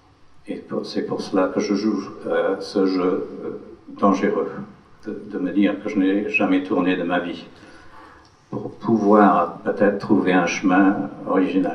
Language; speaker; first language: French; non-native, fluent; English